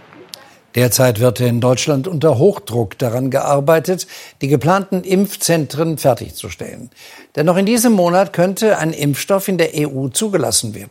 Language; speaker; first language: German; native; German